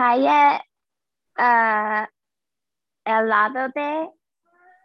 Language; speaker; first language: Spanish; non-native, learner; English